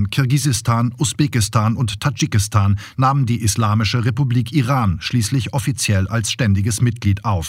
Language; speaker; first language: German; native; German